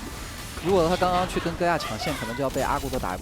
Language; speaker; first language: Chinese; native; Chinese